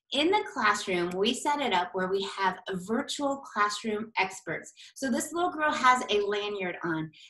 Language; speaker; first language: English; native; English